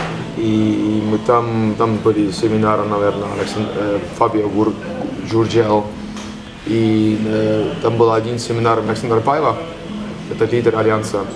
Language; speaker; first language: Russian; non-native, learner; Estonian